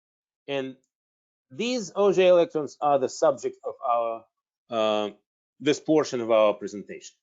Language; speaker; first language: English; non-native, fluent; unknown